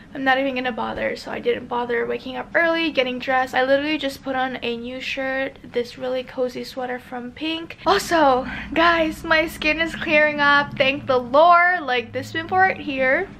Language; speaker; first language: English; native; English